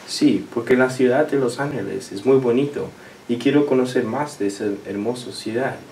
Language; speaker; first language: Spanish; non-native, learner; English